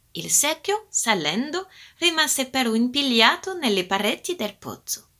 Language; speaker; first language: Italian; early bilingual, heritage; Italian